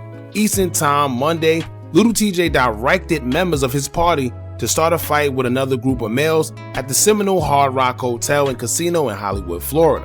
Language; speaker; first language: English; native; English